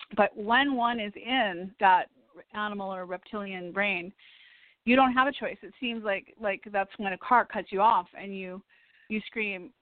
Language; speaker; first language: English; native; English